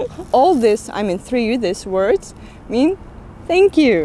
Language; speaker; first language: English; non-native, learner; Russian